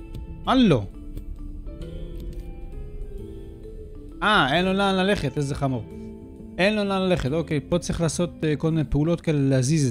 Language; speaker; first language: Hebrew; native; Hebrew